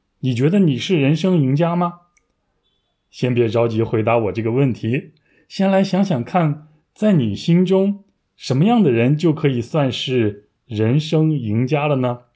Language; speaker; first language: Chinese; native; Chinese